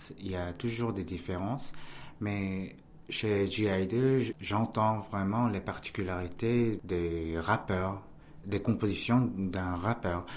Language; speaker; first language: French; non-native, fluent; Korean